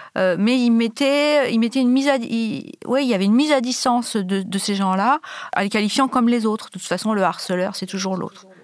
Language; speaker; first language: French; native; French